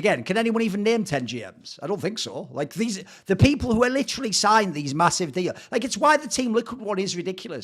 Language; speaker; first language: English; native; English